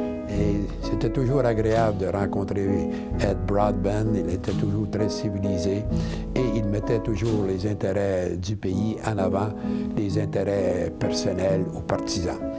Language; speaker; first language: French; native; French